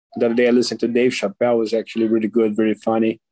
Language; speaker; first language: English; non-native, fluent; Portuguese